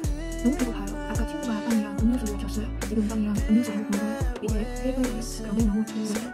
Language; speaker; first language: Korean; non-native, learner; Chinese